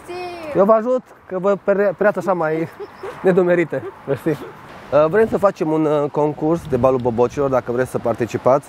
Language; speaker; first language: Romanian; native; Romanian